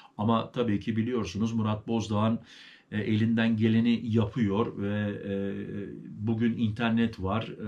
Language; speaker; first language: Turkish; early bilingual, heritage; Turkish